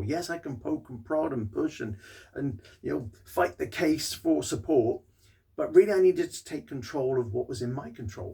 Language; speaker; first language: English; native; English